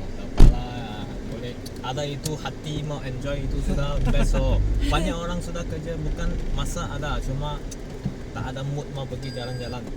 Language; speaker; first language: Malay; non-native, local second language; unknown